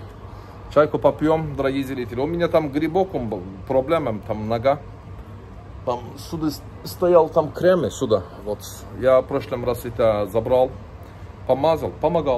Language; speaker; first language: Russian; non-native, learner; Turkish